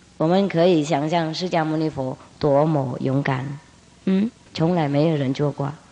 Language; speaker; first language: Chinese; non-native, fluent; Vietnamese